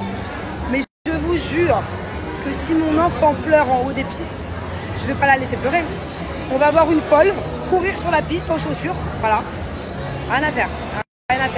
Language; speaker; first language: French; native; French